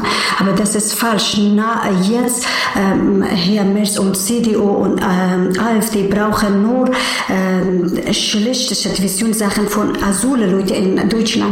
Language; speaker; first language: German; non-native, learner; Persian